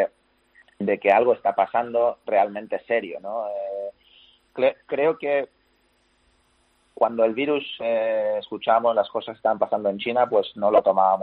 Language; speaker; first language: Spanish; native; Spanish